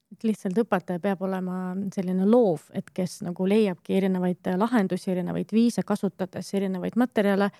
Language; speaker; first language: Estonian; non-native, local second language; Russian